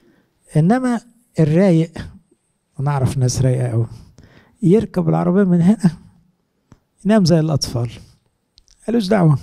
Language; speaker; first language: Arabic; native; Arabic